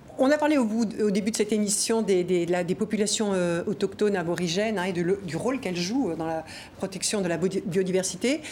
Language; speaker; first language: French; native; French